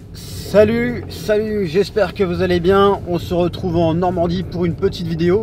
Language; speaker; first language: French; native; French